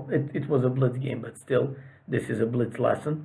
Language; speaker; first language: English; non-native, fluent; Serbian